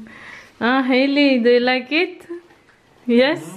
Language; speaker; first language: English; non-native, local second language; Filipino